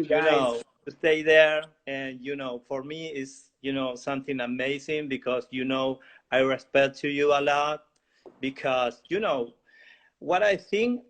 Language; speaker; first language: English; non-native, learner; Spanish